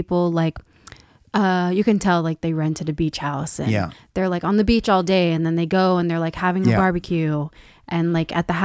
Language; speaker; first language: English; native; English